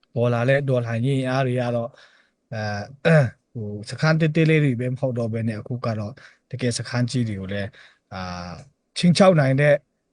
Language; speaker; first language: Burmese; non-native, local second language; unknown